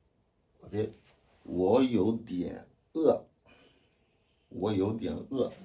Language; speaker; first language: Chinese; non-native, learner; French